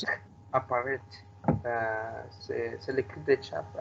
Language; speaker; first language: French; non-native, learner; Spanish